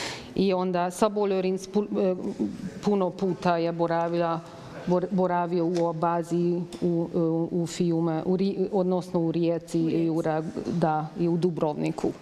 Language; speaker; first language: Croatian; non-native, fluent; Hungarian